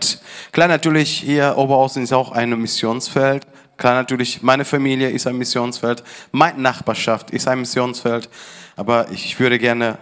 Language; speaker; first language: German; non-native, fluent; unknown